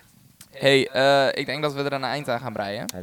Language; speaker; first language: Dutch; native; Dutch